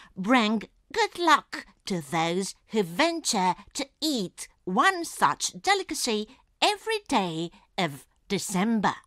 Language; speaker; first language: English; non-native, fluent; Romanian